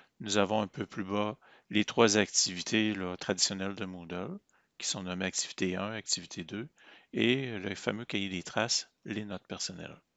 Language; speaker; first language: French; native; French